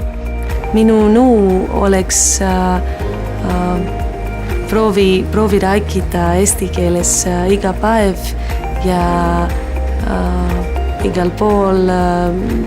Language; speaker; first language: Estonian; non-native, learner; Greek